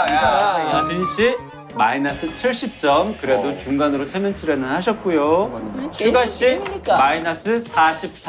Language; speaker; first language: Korean; native; Korean